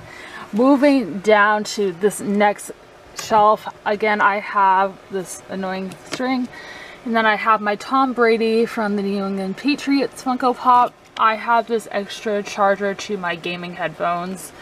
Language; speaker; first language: English; native; English